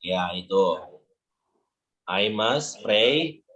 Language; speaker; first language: English; non-native, learner; Indonesian